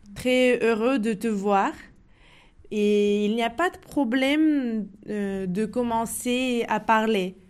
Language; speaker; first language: French; non-native, fluent; Russian